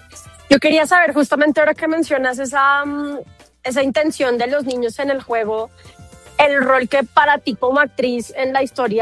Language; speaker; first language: Spanish; native; Spanish